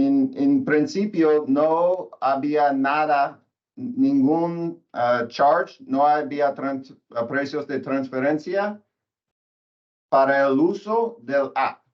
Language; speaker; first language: Spanish; non-native, learner; English